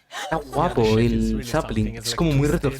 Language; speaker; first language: Spanish; native; Spanish